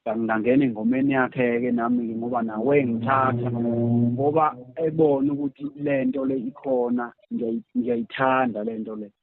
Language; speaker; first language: Zulu; native; Zulu